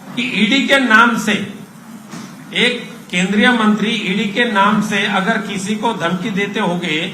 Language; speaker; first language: Hindi; non-native, local second language; Marathi